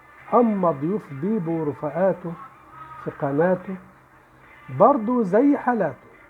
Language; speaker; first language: Arabic; native; Arabic